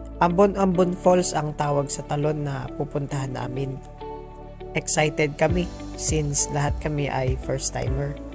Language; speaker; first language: Filipino; native; Filipino